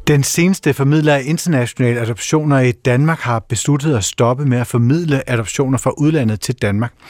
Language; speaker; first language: Danish; native; Danish